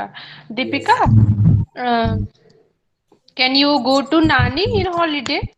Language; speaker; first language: English; non-native, learner; Hindi